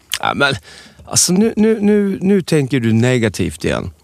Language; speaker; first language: Swedish; native; Swedish